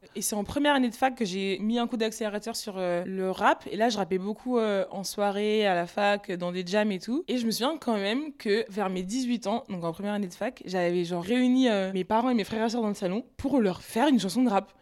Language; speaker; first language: French; native; French